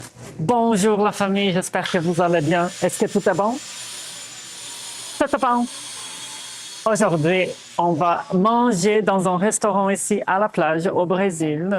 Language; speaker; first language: French; non-native, fluent; Portuguese